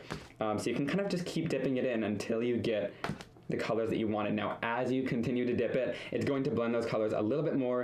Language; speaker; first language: English; native; English